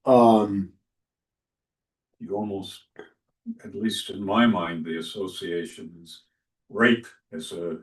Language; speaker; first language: English; native; English